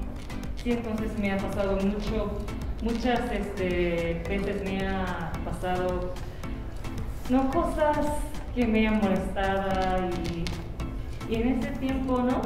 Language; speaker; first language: Spanish; non-native, fluent; Japanese